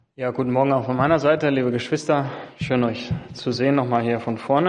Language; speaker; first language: German; non-native, fluent; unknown